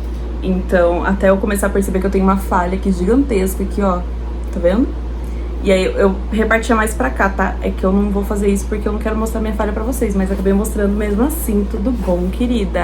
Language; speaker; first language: Portuguese; native; Portuguese